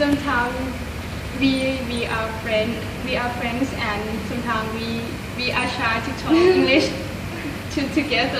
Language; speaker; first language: English; non-native, learner; Thai